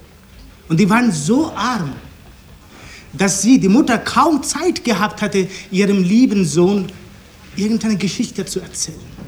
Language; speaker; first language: German; non-native, fluent; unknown